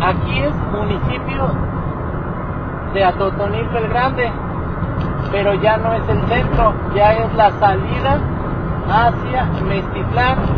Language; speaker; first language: Spanish; native; Spanish